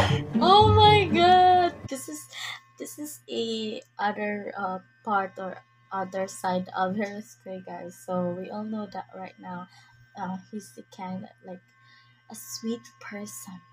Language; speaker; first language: English; non-native, learner; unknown